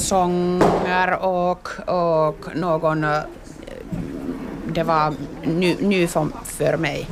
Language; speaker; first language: Swedish; non-native, local second language; Finnish